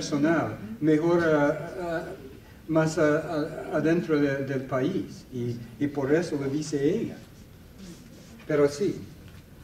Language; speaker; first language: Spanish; non-native, fluent; English